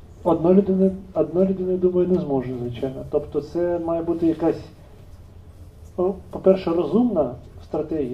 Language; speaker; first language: Ukrainian; native; Ukrainian